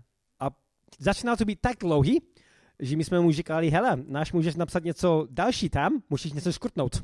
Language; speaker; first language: Czech; non-native, fluent; English